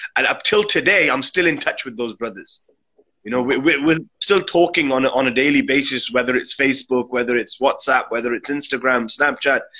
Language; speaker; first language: English; native; English